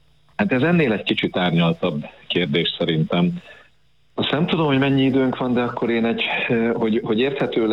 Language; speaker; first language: Hungarian; native; Hungarian